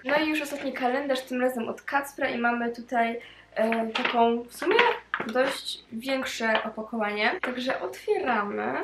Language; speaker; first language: Polish; native; Polish